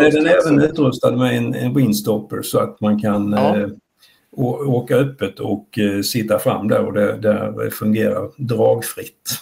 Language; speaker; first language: Swedish; native; Swedish